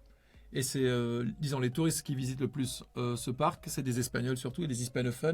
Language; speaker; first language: French; native; French